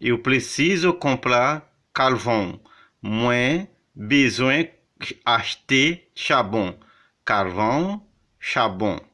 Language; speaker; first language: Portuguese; non-native, fluent; Haitian Creole